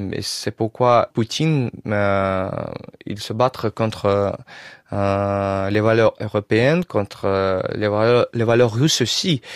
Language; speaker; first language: French; non-native, learner; Russian